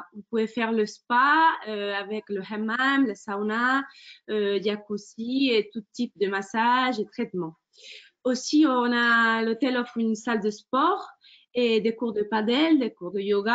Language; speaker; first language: French; non-native, fluent; Spanish